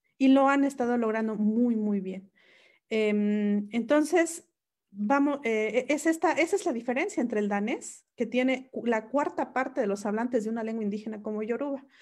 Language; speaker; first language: Spanish; non-native, local second language; Mixtepec Mixtec